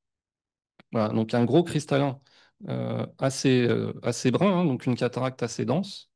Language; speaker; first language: French; native; French